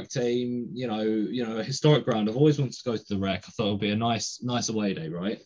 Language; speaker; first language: English; native; English